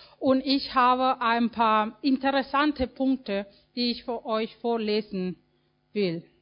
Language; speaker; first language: German; non-native, fluent; Spanish